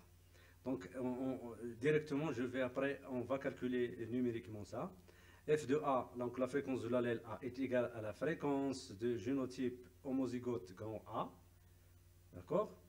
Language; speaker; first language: French; non-native, local second language; Arabic